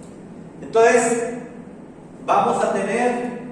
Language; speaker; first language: Spanish; native; Spanish